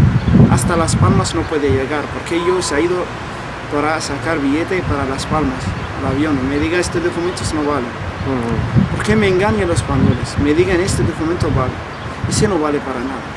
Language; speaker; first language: Spanish; non-native, learner; Arabic